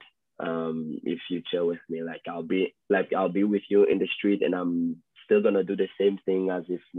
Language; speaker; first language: English; native; English